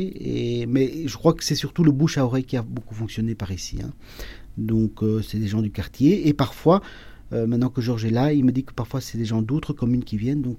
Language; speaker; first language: French; early bilingual, other home language; Spanish